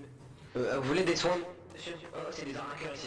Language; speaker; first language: French; native; French